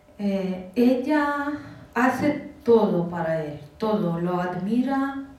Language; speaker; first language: Spanish; non-native, fluent; Russian